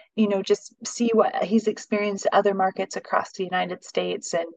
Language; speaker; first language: English; native; English